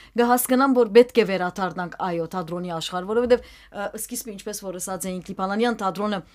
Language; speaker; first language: Armenian; early bilingual, heritage; Armenian